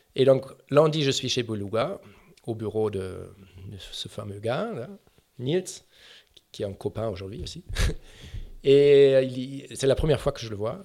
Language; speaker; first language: French; non-native, fluent; German